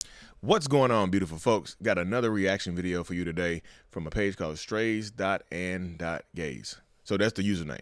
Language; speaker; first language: English; native; English